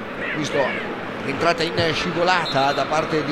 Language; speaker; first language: Italian; native; Italian